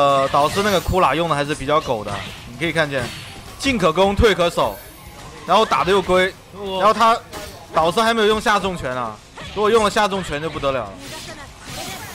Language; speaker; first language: Chinese; native; Chinese